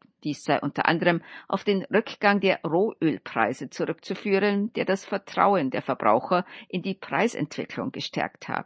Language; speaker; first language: German; native; German